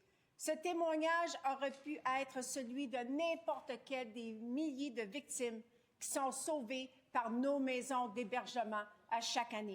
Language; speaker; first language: French; native; French